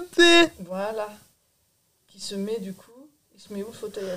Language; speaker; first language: French; native; French